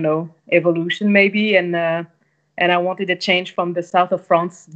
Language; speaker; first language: English; non-native, fluent; French